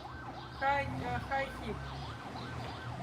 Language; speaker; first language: English; non-native, local second language; Russian